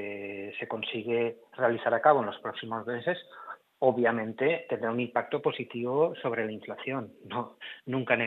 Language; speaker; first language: Spanish; native; Spanish